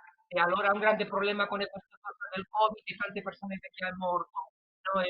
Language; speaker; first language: Italian; non-native, learner; Spanish